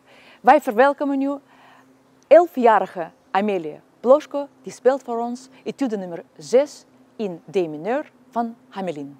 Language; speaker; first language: Dutch; non-native, fluent; Russian